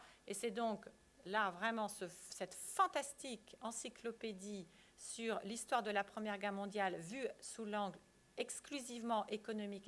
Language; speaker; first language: French; native; French